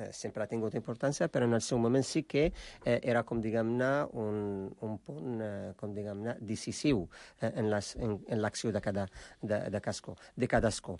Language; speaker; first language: Catalan; non-native, fluent; Arabic